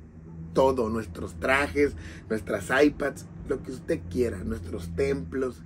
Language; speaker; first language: Spanish; native; Spanish